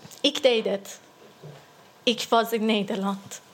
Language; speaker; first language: Dutch; non-native, learner; Persian